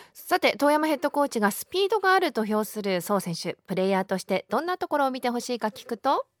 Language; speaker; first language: Japanese; native; Japanese